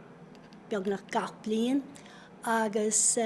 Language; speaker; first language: Irish; non-native, local second language; English